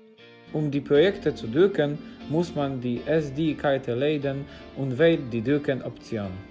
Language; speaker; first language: German; non-native, learner; Polish